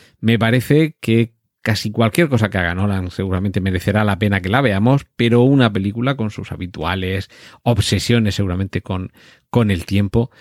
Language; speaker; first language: Spanish; native; Spanish